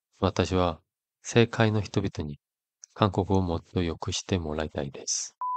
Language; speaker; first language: Japanese; non-native, fluent; Korean